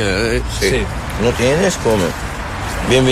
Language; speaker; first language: Spanish; non-native, learner; Arabic